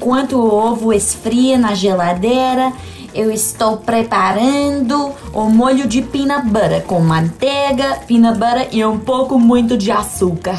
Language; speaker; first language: Portuguese; non-native, fluent; English